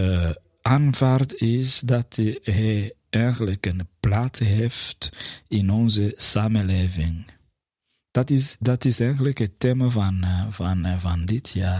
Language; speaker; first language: Dutch; non-native, fluent; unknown